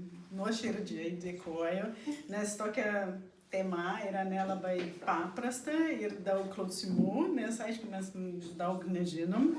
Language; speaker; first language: Lithuanian; non-native, learner; Portuguese